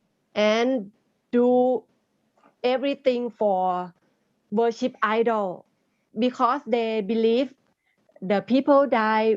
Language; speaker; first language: English; non-native, learner; Thai